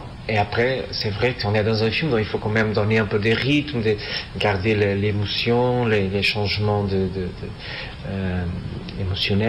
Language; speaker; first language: French; non-native, fluent; Portuguese